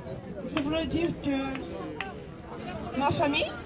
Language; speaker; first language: French; non-native, learner; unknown